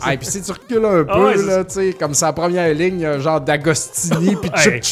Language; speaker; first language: French; native; French